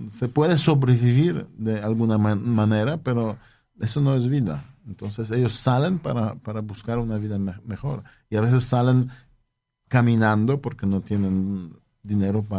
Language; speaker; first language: Spanish; non-native, fluent; Polish